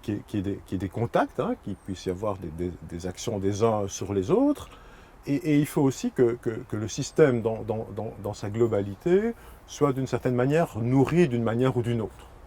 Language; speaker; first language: French; native; French